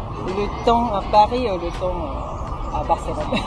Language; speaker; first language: French; non-native, fluent; Japanese